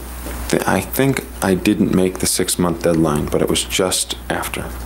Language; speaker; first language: English; native; English